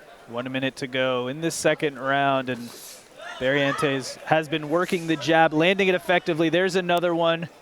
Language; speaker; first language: English; native; English